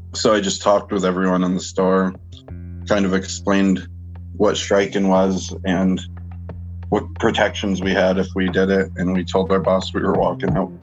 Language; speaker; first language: English; native; English